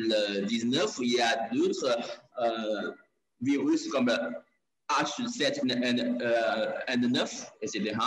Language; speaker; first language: French; non-native, learner; Chinese